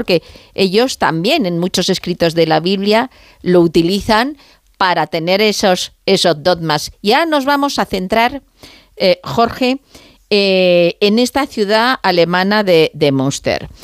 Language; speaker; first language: Spanish; native; Spanish